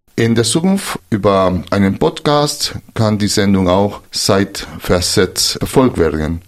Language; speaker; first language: German; non-native, fluent; Spanish